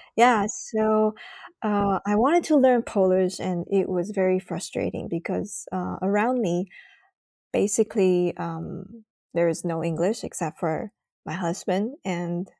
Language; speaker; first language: English; non-native, fluent; Chinese